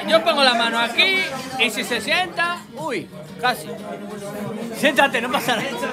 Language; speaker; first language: Spanish; native; Spanish